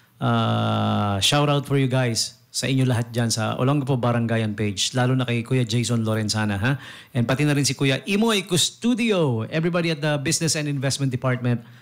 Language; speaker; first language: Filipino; native; Filipino